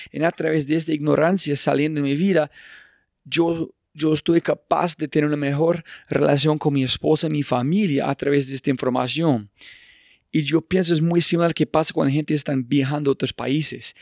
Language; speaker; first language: Spanish; non-native, fluent; English